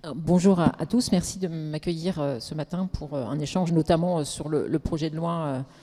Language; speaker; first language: French; native; French